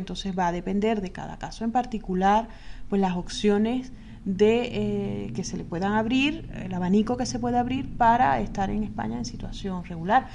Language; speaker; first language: Spanish; native; Spanish